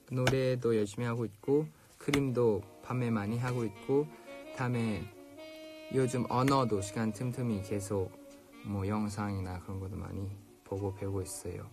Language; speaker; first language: Korean; non-native, fluent; Thai